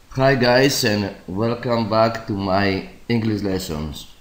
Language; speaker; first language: English; non-native, fluent; Greek